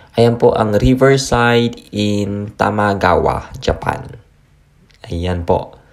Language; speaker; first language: Filipino; native; Filipino